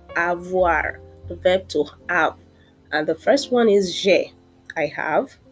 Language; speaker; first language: English; non-native, local second language; Yoruba